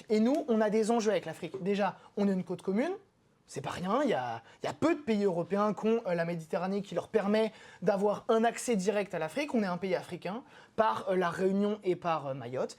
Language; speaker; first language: French; native; French